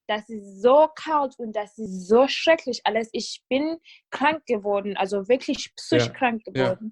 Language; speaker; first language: German; non-native, fluent; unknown